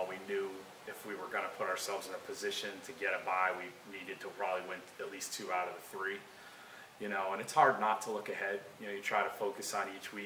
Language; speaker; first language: English; native; English